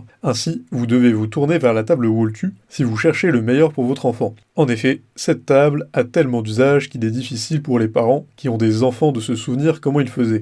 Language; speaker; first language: French; native; French